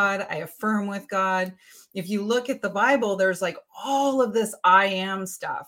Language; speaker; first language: English; native; English